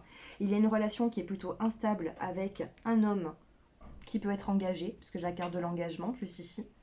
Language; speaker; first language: French; native; French